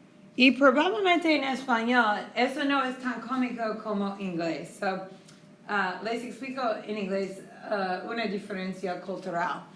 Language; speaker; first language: Spanish; non-native, fluent; English